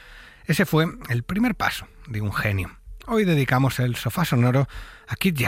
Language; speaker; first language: Spanish; native; Spanish